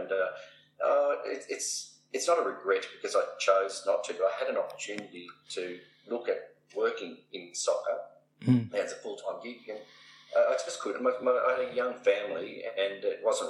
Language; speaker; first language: English; native; English